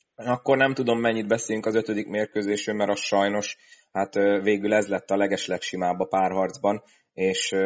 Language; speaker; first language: Hungarian; native; Hungarian